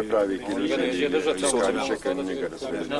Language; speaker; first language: Bosnian; native; Bosnian